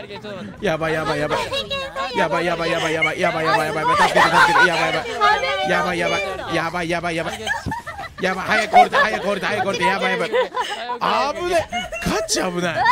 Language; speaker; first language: Japanese; native; Japanese